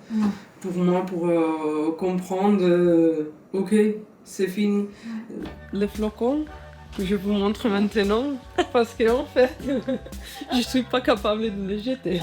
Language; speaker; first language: French; non-native, fluent; Spanish